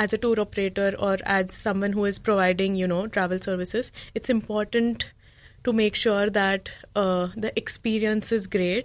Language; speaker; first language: English; non-native, local second language; Marathi